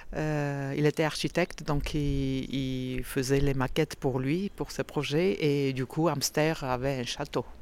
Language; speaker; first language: French; non-native, fluent; Georgian